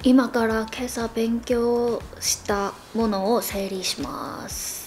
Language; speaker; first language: Japanese; non-native, learner; Korean